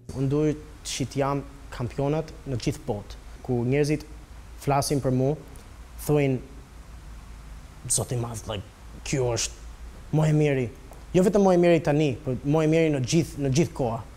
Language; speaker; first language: Albanian; early bilingual, heritage; Albanian